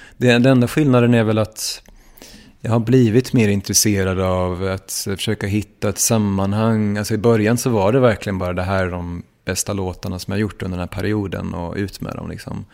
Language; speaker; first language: Swedish; native; Swedish